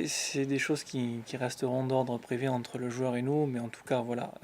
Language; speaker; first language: French; native; French